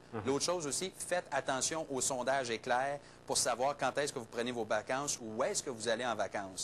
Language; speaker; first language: French; native; French